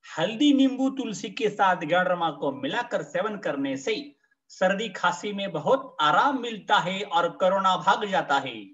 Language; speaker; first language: Hindi; non-native, local second language; Marathi